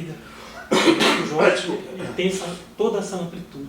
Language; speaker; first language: Portuguese; native; Portuguese